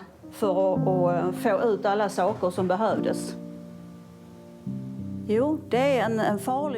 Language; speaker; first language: Swedish; native; Swedish